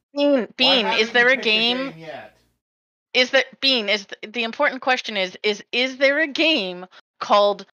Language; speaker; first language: English; native; English